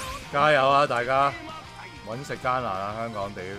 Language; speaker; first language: Cantonese; early bilingual, heritage; Cantonese